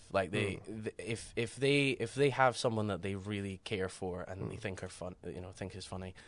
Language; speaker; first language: English; native; English